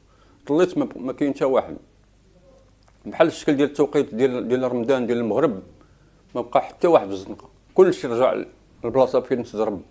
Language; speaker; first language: Arabic; native; Arabic